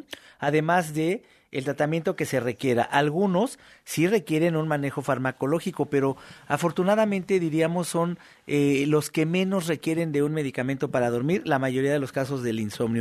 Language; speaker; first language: Spanish; native; Spanish